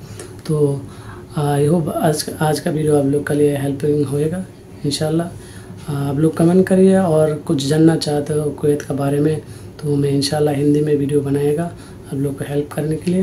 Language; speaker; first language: Hindi; non-native, fluent; Bangla